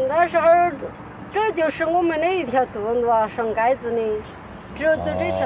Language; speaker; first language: Chinese; native; Chinese